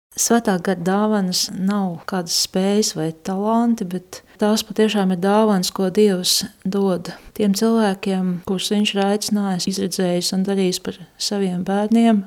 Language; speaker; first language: Latvian; native; Latvian